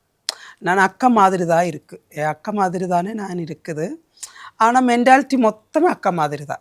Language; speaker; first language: Tamil; non-native, local second language; Malayalam